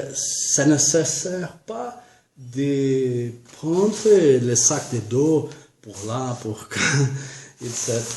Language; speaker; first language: French; non-native, learner; Portuguese